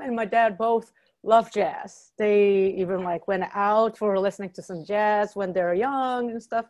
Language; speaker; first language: English; non-native, fluent; Japanese